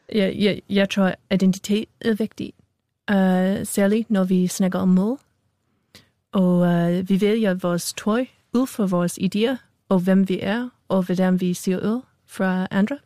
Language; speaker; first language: Danish; non-native, fluent; English